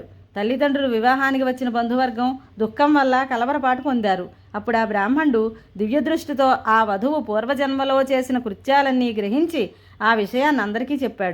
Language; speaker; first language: Telugu; native; Telugu